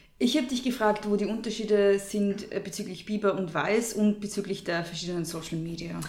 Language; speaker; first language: German; native; German